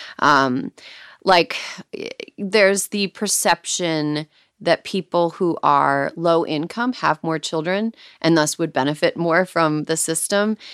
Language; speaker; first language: English; native; English